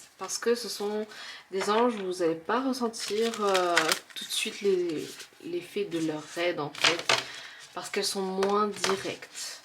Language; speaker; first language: French; native; French